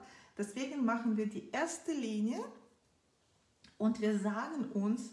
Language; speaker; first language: German; non-native, fluent; Russian